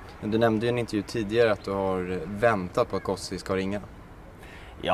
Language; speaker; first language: Swedish; native; Swedish